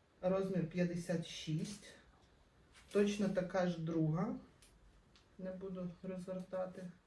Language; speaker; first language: Ukrainian; non-native, local second language; Russian